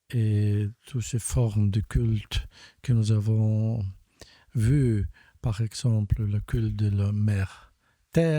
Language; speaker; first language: French; non-native, fluent; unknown